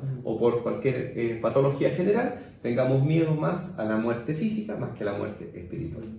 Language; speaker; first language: Spanish; native; Spanish